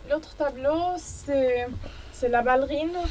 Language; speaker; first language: French; non-native, learner; Arabic